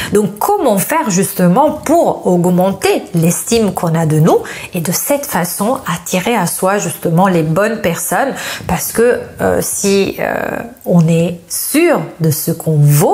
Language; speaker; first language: French; non-native, fluent; Italian